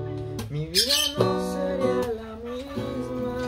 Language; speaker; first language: Spanish; native; Spanish